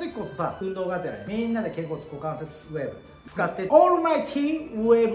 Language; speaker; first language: Japanese; native; Japanese